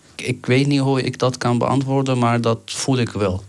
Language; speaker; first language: Dutch; non-native, fluent; Arabic